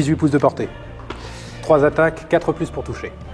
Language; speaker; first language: French; native; French